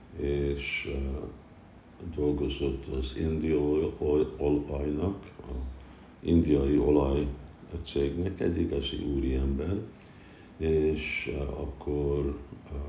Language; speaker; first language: Hungarian; early bilingual, heritage; Hungarian